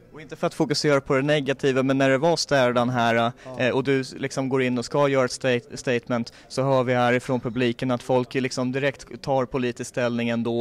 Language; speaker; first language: Swedish; native; Swedish